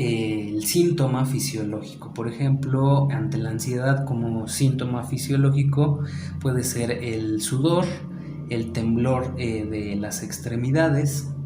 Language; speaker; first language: Spanish; native; Spanish